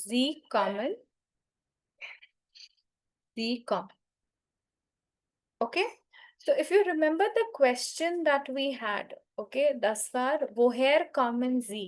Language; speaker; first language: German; non-native, fluent; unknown